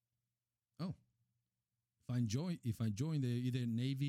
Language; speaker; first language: English; non-native, fluent; Spanish